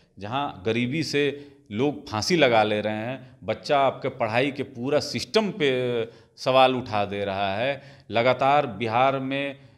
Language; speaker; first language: Hindi; native; Hindi